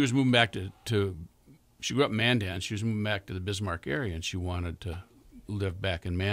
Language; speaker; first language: English; native; English